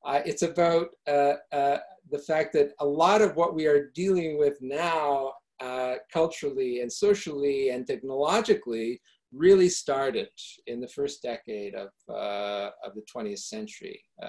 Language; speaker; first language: English; early bilingual, other home language; Italian